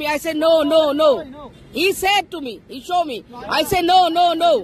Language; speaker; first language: English; non-native, learner; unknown